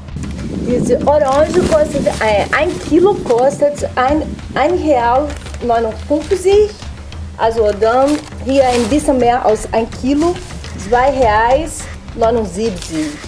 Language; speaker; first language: German; non-native, learner; Portuguese